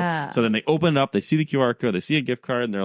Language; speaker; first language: English; native; English